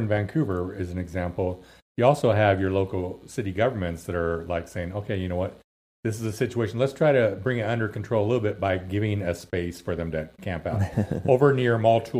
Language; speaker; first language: English; native; English